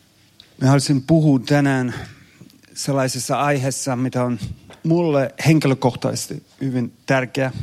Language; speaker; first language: Finnish; non-native, fluent; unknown